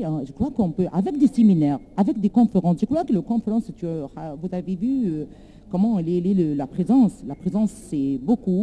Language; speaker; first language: French; non-native, learner; Arabic